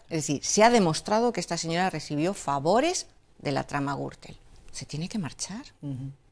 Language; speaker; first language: Spanish; native; Spanish